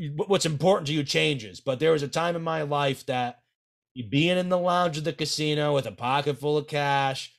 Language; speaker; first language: English; native; English